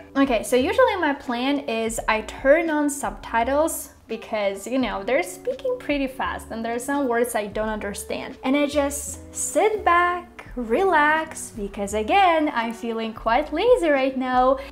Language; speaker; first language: English; non-native, fluent; Russian